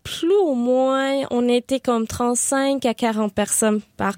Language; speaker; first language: French; non-native, learner; Spanish